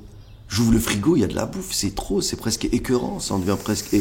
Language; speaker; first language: French; native; French